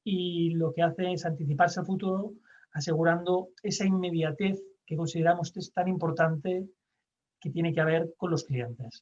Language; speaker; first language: Spanish; native; Spanish